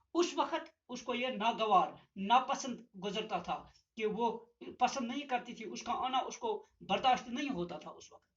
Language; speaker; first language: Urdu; non-native, local second language; Gujari